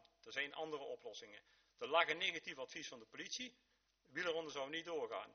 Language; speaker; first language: Dutch; native; Dutch